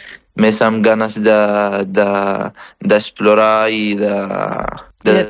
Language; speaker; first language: Catalan; non-native, fluent; Arabic